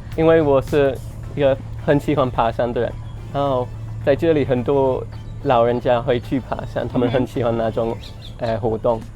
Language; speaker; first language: Chinese; non-native, fluent; English